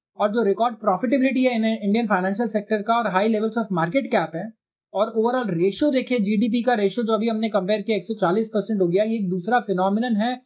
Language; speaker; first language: Hindi; native; Hindi